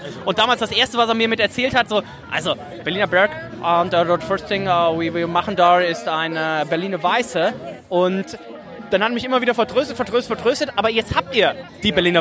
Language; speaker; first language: German; native; German